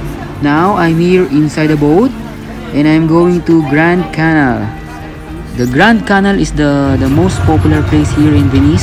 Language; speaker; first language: English; non-native, local second language; Filipino